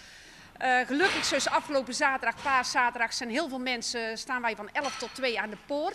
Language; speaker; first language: Dutch; native; Dutch